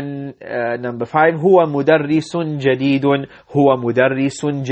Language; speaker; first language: Arabic; non-native, fluent; English